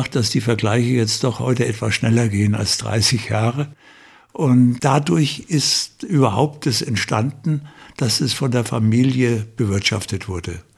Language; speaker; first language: German; native; German